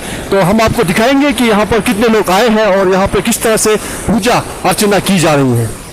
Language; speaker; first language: Hindi; native; Hindi